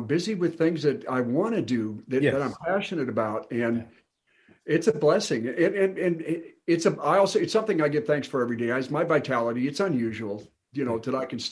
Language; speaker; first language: English; native; English